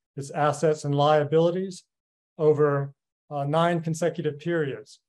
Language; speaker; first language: English; native; English